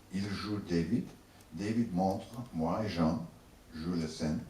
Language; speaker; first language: French; non-native, learner; English